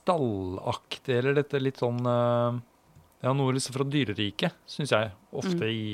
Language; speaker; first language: Norwegian; native; Norwegian